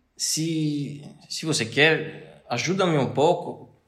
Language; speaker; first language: Portuguese; non-native, fluent; Bulgarian